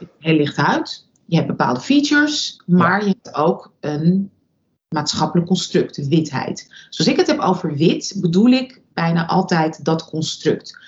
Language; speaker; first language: Dutch; early bilingual, other home language; Russian